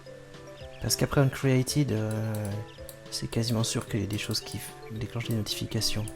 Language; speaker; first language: French; native; French